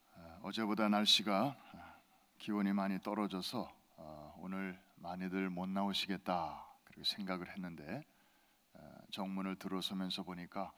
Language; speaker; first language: Korean; native; Korean